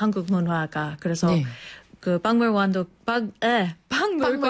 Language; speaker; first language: Korean; non-native, fluent; English